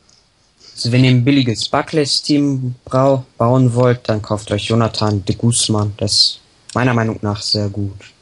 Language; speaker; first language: German; native; German